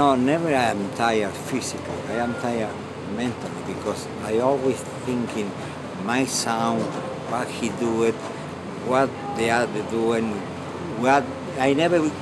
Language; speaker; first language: English; non-native, fluent; Spanish